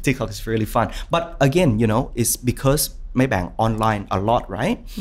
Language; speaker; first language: English; early bilingual, other home language; Vietnamese